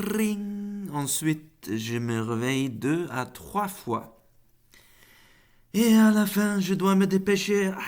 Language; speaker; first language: French; non-native, fluent; Faroese